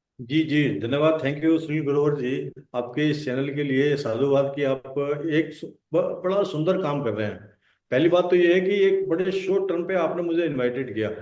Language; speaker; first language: Hindi; native; Hindi